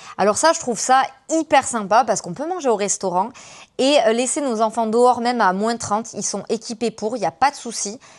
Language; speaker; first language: French; native; French